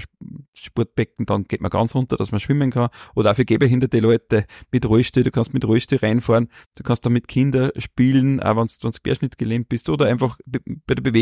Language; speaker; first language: German; native; German